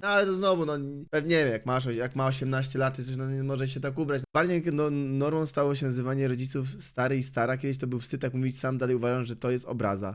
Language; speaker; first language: Polish; native; Polish